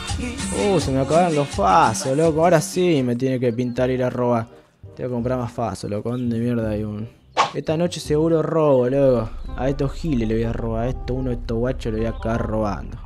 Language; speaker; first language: Spanish; native; Spanish